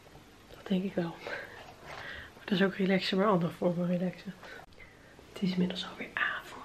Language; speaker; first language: Dutch; native; Dutch